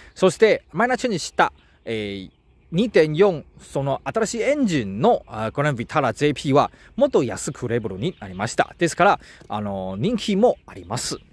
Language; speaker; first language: Japanese; non-native, learner; Chinese